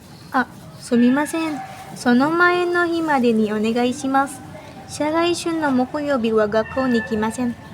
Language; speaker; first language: Japanese; non-native, learner; Indonesian